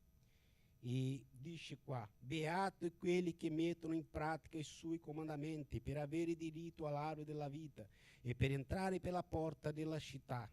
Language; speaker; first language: Italian; non-native, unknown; Portuguese